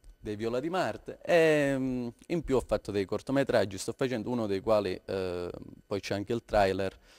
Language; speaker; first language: Italian; native; Italian